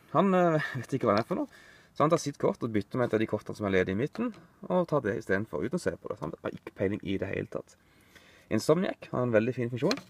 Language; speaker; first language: Norwegian; native; Norwegian